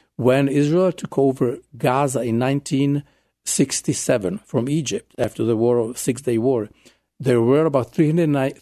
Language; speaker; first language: English; non-native, fluent; Czech